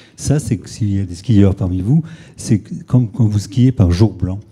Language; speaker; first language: French; native; French